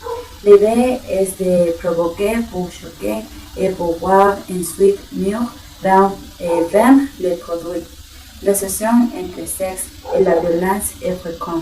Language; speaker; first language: French; non-native, learner; Spanish